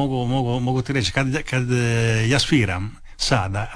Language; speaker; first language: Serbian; early bilingual, heritage; Italian